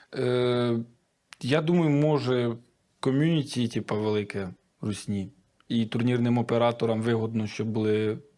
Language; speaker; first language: Ukrainian; native; Ukrainian